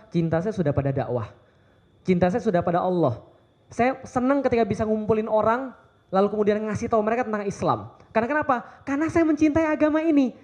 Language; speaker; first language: Indonesian; native; Indonesian